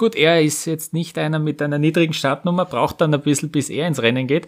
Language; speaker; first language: German; native; German